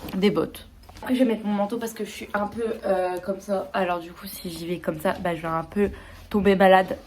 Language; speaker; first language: French; native; French